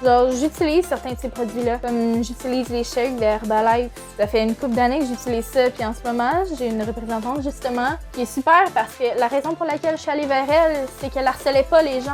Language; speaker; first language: French; native; French